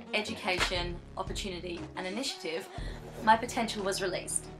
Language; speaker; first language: English; native; English